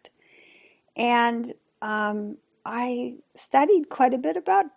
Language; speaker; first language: English; native; English